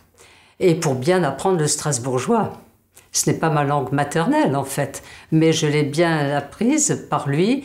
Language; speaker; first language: French; native; French